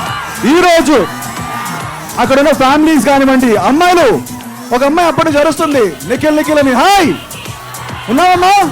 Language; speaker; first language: Telugu; native; Telugu